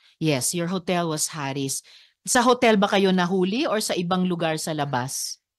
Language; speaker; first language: Filipino; native; Filipino